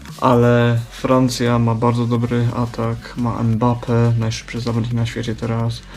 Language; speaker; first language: Polish; early bilingual, heritage; Polish